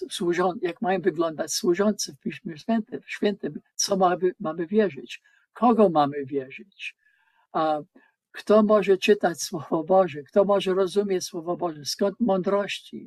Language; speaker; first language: Polish; non-native, learner; English